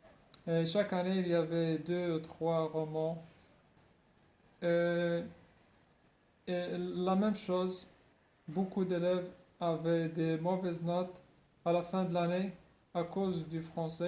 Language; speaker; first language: French; non-native, local second language; Arabic